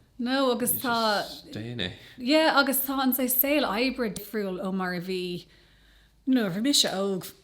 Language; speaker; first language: Irish; non-native, local second language; English